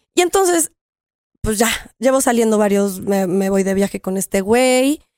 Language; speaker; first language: Spanish; native; Spanish